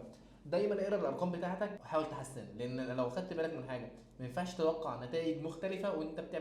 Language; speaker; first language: Arabic; native; Arabic